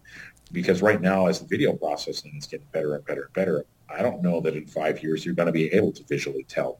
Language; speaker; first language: English; native; English